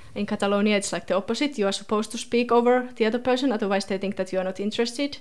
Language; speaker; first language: English; non-native, fluent; Finnish